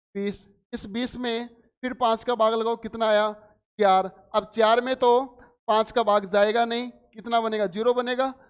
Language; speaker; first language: Hindi; native; Hindi